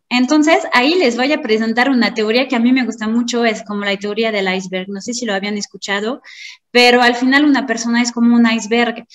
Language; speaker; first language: Spanish; non-native, fluent; French